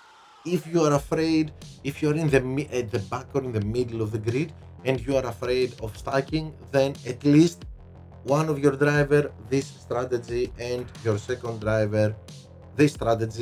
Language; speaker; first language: English; non-native, fluent; Greek